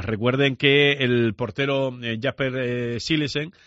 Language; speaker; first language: Spanish; native; Spanish